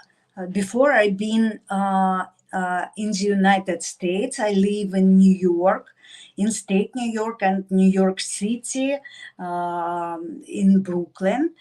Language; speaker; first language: English; non-native, learner; Russian